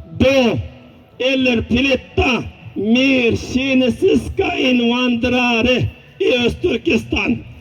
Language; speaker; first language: Swedish; non-native, learner; Uyghur